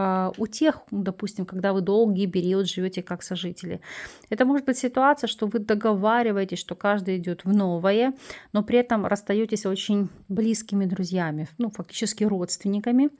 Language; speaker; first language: Russian; native; Russian